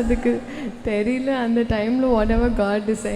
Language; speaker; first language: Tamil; non-native, learner; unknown